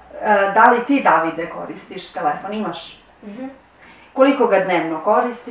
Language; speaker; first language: Croatian; native; Croatian